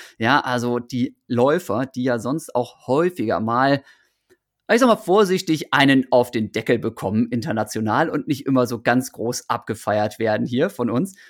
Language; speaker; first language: German; native; German